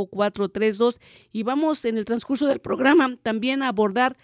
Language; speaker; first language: Spanish; native; Spanish